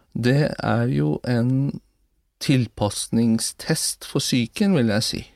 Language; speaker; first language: Norwegian; non-native, fluent; Persian